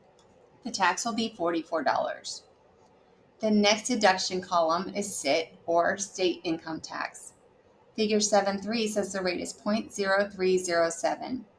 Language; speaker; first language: English; native; English